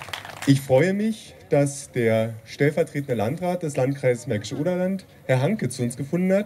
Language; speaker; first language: German; native; German